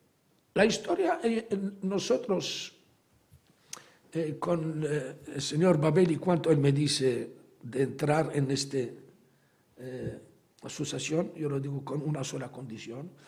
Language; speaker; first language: Spanish; non-native, fluent; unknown